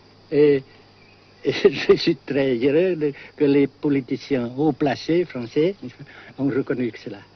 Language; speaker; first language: French; non-native, local second language; Vietnamese